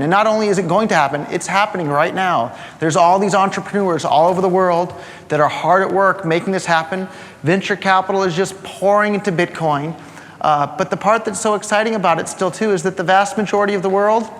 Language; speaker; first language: English; native; English